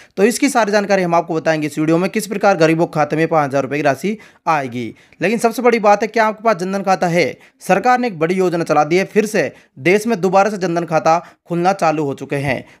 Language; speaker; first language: Hindi; native; Hindi